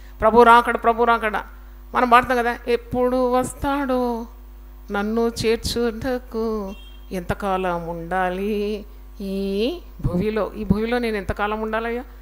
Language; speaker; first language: Telugu; native; Telugu